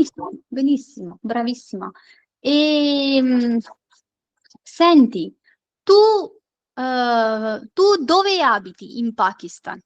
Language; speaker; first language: Italian; non-native, fluent; Urdu